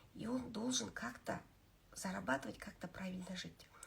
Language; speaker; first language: Russian; non-native, local second language; Kazakh